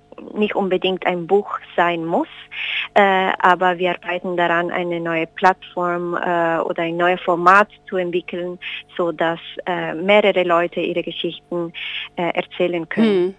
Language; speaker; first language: German; non-native, fluent; Spanish